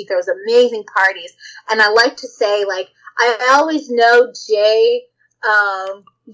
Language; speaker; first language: English; native; English